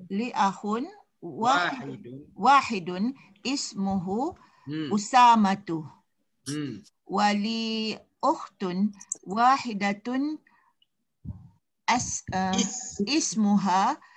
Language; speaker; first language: Arabic; non-native, learner; Malay